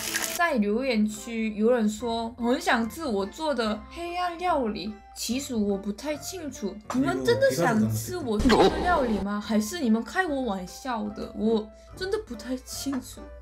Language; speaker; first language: Chinese; non-native, fluent; Korean